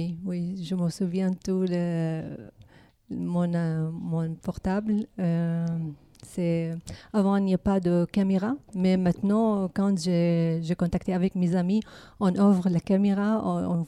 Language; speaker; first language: French; non-native, learner; Arabic